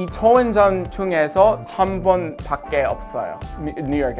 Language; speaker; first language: Korean; non-native, learner; English